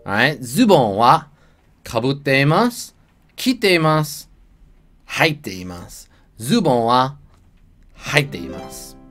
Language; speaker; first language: Japanese; non-native, learner; English